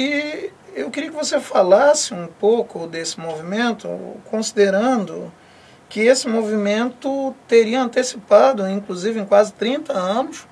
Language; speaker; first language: Portuguese; native; Portuguese